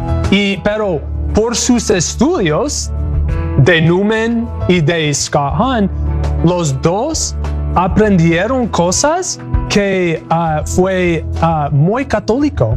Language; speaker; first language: Spanish; non-native, learner; English